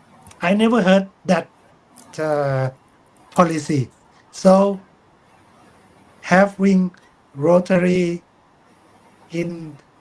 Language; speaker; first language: English; non-native, fluent; Thai